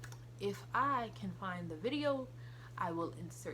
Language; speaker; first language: English; native; English